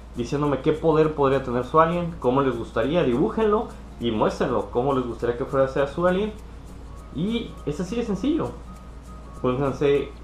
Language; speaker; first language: Spanish; native; Spanish